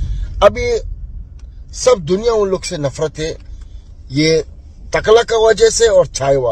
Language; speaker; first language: Hindi; non-native, learner; Arabic